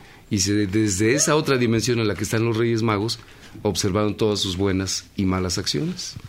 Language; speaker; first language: Spanish; native; Spanish